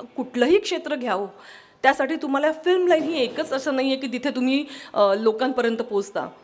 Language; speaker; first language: Marathi; non-native, local second language; Kannada